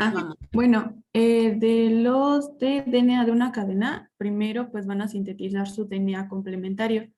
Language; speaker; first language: Spanish; native; Spanish